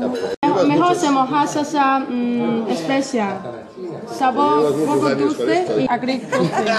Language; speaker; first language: Spanish; non-native, learner; Chinese